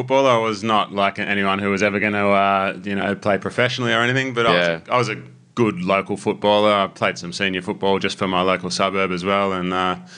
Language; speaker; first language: English; native; English